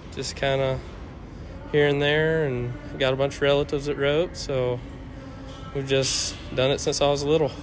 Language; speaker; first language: English; native; English